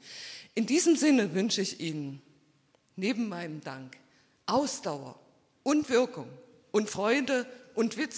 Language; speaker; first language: German; native; German